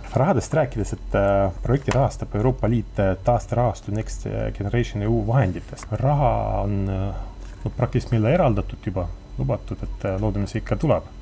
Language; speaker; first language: Estonian; non-native, local second language; Russian